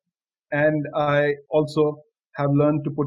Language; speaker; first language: English; non-native, local second language; Hindi